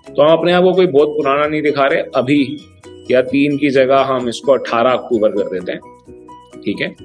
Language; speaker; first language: Hindi; native; Hindi